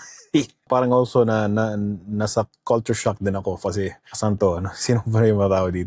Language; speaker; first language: Filipino; early bilingual, heritage; Filipino